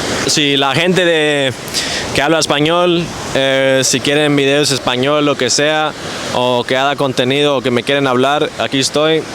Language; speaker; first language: Spanish; early bilingual, heritage; English